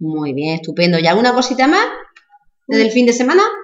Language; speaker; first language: Spanish; native; Spanish